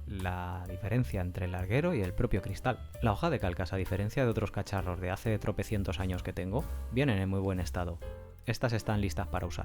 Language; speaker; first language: Spanish; native; Spanish